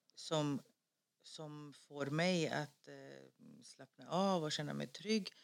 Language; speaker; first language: Swedish; early bilingual, other home language; Greek